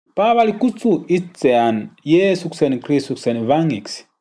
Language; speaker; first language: Finnish; non-native, learner; Swahili